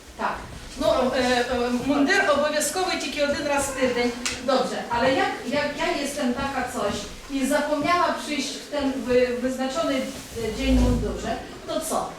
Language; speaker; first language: Polish; non-native, learner; Ukrainian